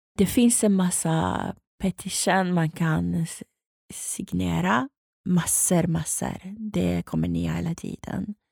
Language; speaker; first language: Swedish; non-native, fluent; Persian